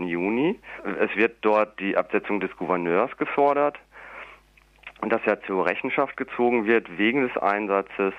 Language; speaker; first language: German; native; German